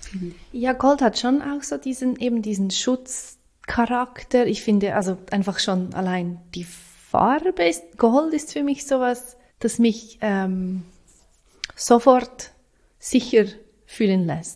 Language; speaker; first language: German; native; German